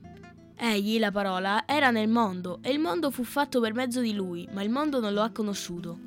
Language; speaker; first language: Italian; native; Italian